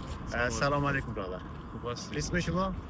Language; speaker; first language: Persian; native; Persian